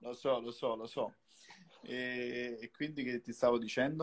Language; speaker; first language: Italian; native; Italian